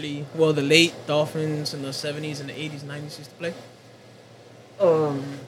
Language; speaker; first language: English; early bilingual, other home language; Spanish